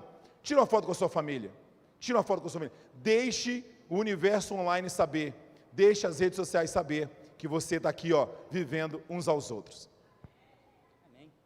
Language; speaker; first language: Portuguese; native; Portuguese